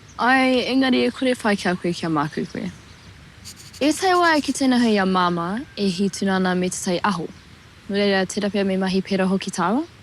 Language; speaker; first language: Māori; native; Māori